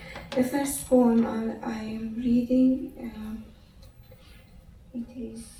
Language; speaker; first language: English; non-native, learner; Azerbaijani